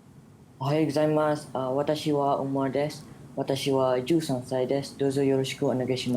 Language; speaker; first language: Japanese; non-native, learner; Malay